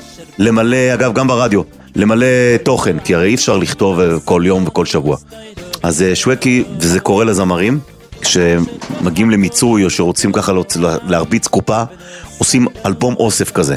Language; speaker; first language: Hebrew; native; Hebrew